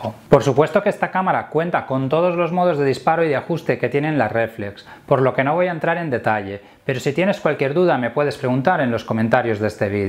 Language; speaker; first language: Spanish; native; Spanish